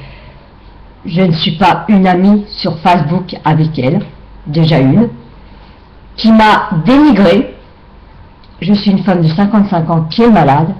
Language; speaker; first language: French; native; French